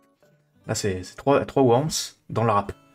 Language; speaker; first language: French; native; French